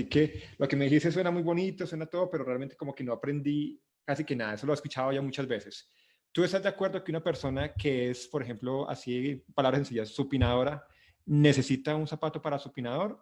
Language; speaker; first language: Spanish; native; Spanish